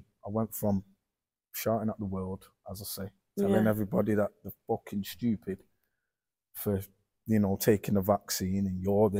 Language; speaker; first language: English; native; English